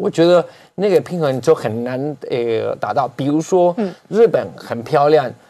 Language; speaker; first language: Chinese; non-native, fluent; Spanish